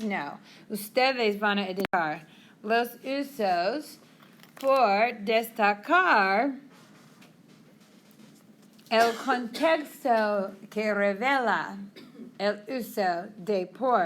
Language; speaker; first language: Spanish; non-native, fluent; English